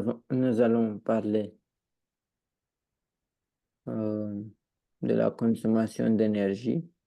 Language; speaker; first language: French; non-native, learner; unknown